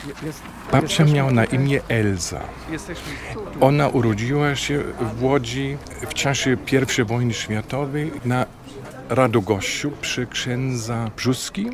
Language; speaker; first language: Polish; non-native, fluent; German